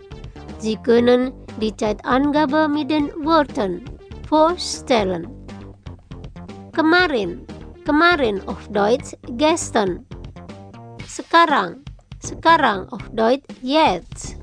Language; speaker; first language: German; non-native, fluent; Indonesian